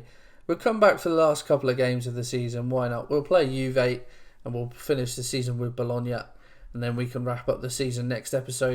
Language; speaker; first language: English; native; English